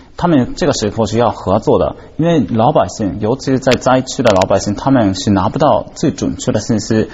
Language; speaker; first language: Chinese; non-native, fluent; Japanese